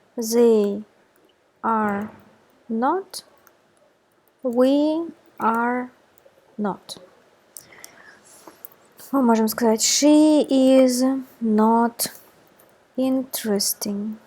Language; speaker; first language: English; non-native, fluent; Russian